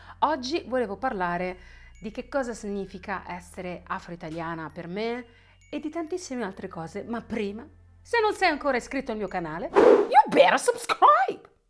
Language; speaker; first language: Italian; native; Italian